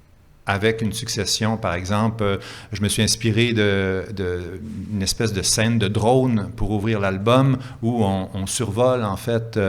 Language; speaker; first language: French; native; French